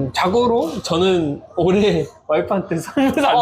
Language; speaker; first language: Korean; native; Korean